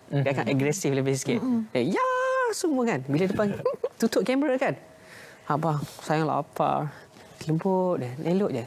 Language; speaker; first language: Malay; native; Malay